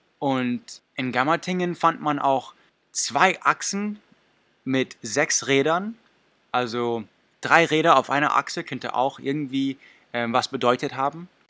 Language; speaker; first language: German; non-native, fluent; English